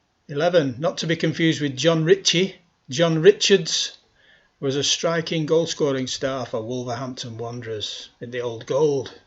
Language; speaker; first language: English; native; English